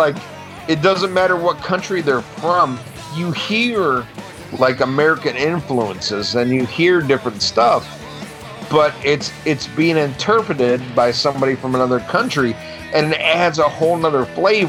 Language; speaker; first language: English; native; English